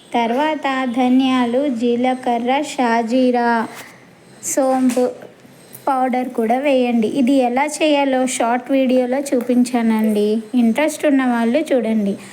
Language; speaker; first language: Telugu; non-native, local second language; Urdu